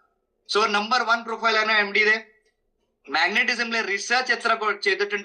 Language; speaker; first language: Malayalam; non-native, fluent; Hindi